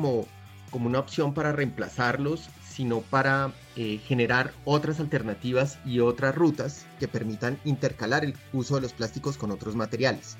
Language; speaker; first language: Spanish; native; Spanish